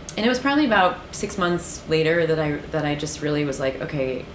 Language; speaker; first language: English; native; English